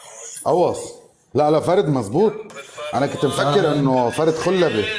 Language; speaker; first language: Arabic; native; Arabic